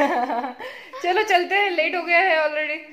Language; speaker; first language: Hindi; native; Hindi